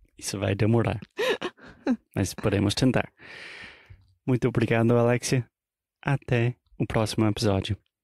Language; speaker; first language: Portuguese; non-native, fluent; English